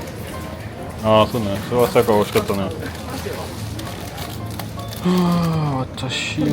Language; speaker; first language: Japanese; non-native, fluent; French